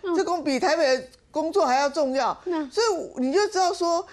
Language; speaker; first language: Chinese; native; Chinese